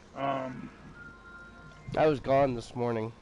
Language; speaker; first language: English; native; English